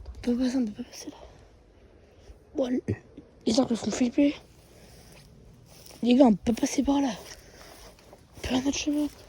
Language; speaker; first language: French; native; French